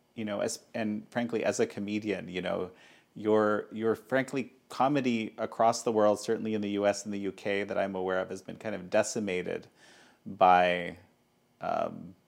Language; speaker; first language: English; non-native, fluent; Polish